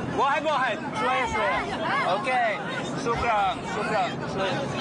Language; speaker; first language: Arabic; non-native, learner; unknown